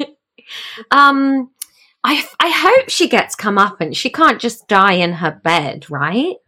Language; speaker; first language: English; native; English